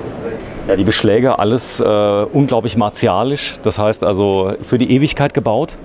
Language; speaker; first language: German; native; German